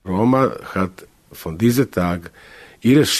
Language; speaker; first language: German; non-native, learner; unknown